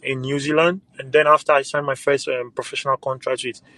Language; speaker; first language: English; non-native, local second language; Ga